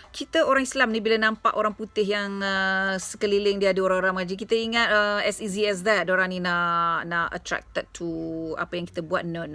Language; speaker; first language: Malay; native; Malay